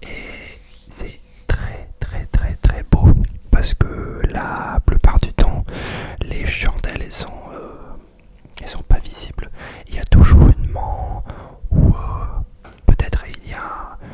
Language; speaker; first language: French; non-native, fluent; English